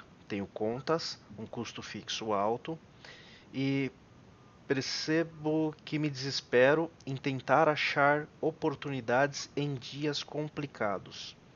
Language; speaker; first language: Portuguese; native; Portuguese